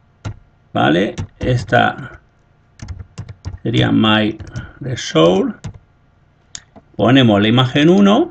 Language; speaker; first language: Spanish; native; Spanish